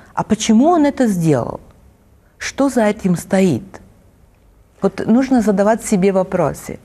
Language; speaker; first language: Russian; non-native, fluent; Italian